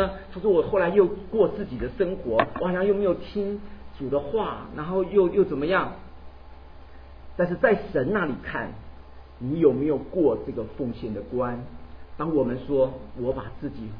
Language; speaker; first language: Chinese; native; Chinese